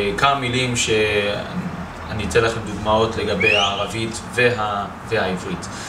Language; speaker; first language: Hebrew; native; Hebrew